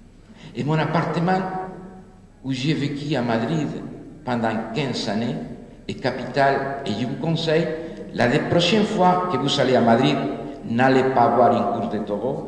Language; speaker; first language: French; non-native, fluent; Spanish